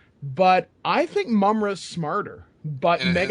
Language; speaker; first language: English; native; English